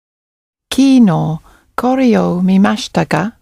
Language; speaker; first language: Japanese; non-native, learner; English